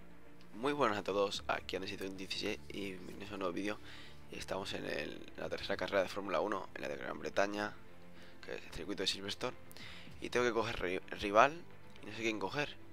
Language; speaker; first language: Spanish; native; Spanish